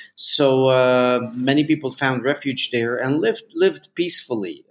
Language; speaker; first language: English; non-native, fluent; Arabic